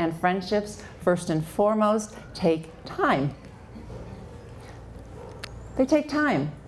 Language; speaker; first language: English; native; English